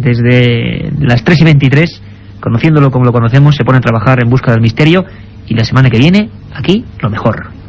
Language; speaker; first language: Spanish; native; Spanish